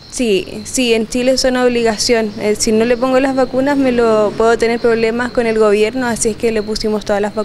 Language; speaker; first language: Spanish; native; Spanish